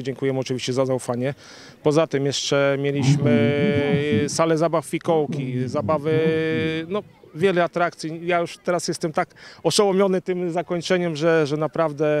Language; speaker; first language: Polish; native; Polish